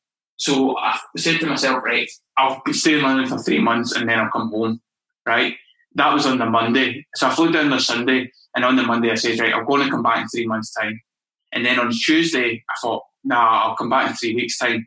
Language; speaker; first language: English; native; English